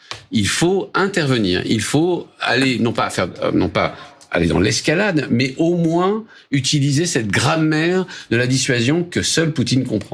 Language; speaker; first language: French; native; French